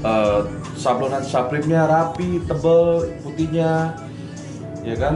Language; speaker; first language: Indonesian; native; Indonesian